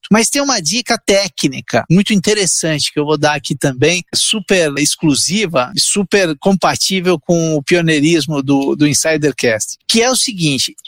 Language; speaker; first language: Portuguese; early bilingual, other home language; Italian